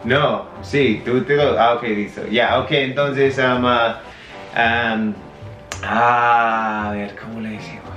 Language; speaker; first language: Spanish; non-native, fluent; English